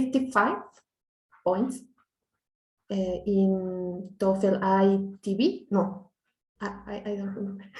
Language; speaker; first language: English; non-native, learner; Spanish